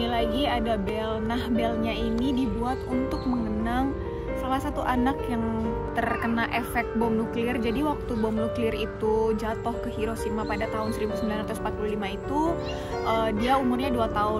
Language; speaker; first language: Indonesian; native; Indonesian